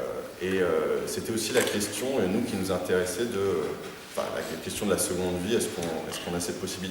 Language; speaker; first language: French; native; French